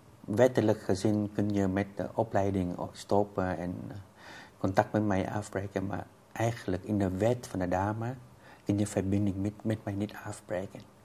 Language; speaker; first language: Dutch; non-native, fluent; Vietnamese